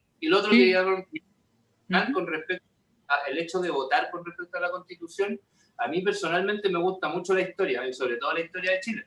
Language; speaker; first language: Spanish; native; Spanish